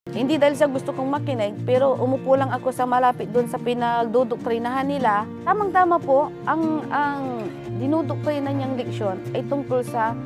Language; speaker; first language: Filipino; non-native, local second language; Pangasinan